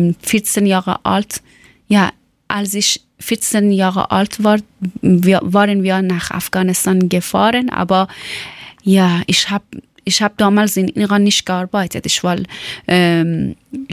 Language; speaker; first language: German; non-native, learner; Persian